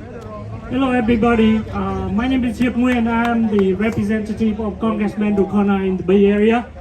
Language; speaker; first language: English; non-native, fluent; Vietnamese